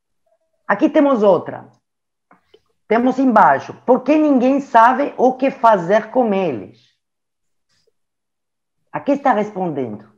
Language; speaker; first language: Portuguese; non-native, learner; French